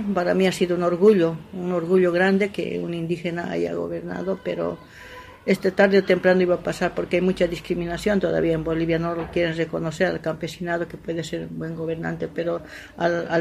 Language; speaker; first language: Spanish; non-native, local second language; Aymara